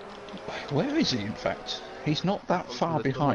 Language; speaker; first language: English; native; English